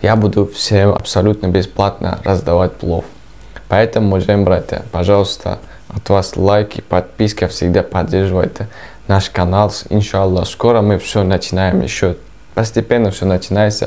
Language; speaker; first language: Russian; non-native, fluent; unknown